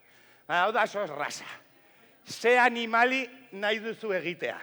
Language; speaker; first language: Basque; non-native, local second language; Spanish